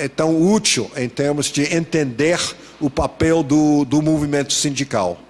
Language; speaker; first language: Portuguese; non-native, fluent; English